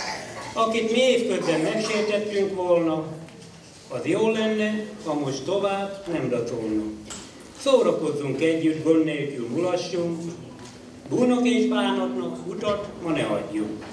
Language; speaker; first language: Hungarian; native; Hungarian